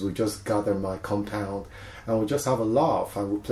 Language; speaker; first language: English; non-native, local second language; Yoruba